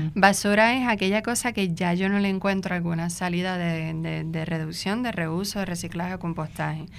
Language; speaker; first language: Spanish; native; Spanish